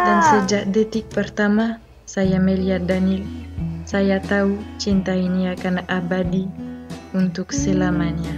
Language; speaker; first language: Indonesian; non-native, fluent; French